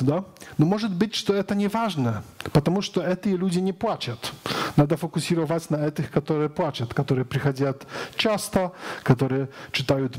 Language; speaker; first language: Russian; non-native, learner; Polish